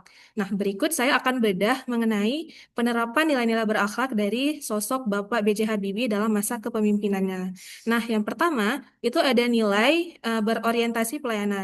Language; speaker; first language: Indonesian; native; Indonesian